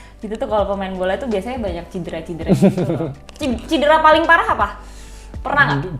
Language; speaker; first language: Indonesian; native; Indonesian